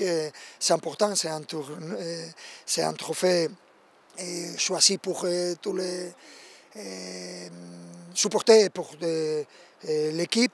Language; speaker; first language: French; non-native, fluent; Spanish